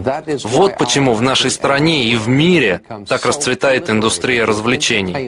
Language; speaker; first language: Russian; native; Russian